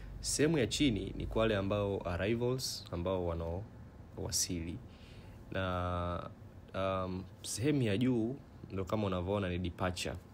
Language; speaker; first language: Swahili; native; Swahili